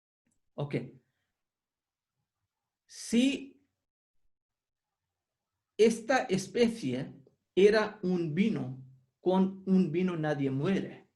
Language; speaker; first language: Spanish; non-native, fluent; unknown